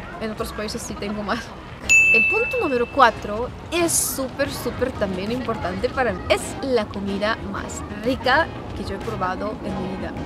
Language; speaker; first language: Spanish; non-native, fluent; Russian